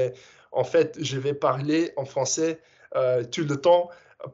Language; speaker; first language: French; non-native, fluent; English